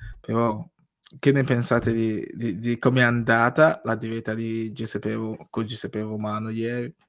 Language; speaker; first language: Italian; non-native, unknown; English